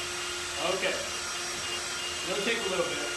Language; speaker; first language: English; native; English